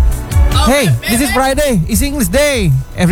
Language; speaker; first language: English; non-native, learner; Indonesian